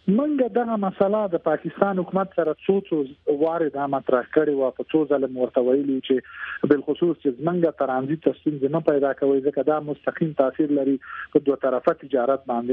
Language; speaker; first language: Pashto; native; Pashto